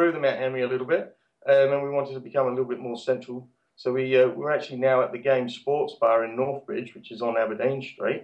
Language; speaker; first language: English; native; English